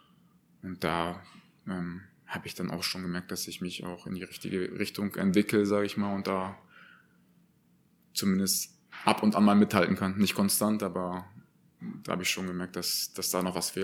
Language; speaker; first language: German; native; German